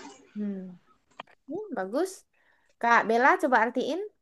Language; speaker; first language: Indonesian; native; Indonesian